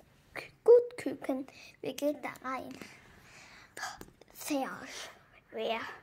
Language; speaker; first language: German; early bilingual, other home language; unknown